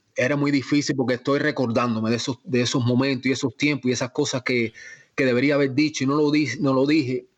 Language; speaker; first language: Spanish; early bilingual, heritage; Spanish